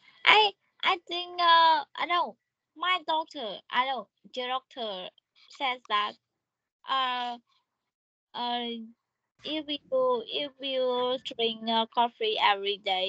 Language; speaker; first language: English; non-native, learner; Vietnamese